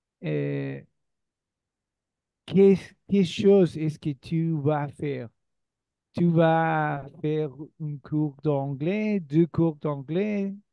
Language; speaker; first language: French; non-native, learner; Spanish